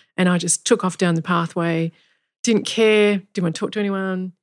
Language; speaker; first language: English; native; English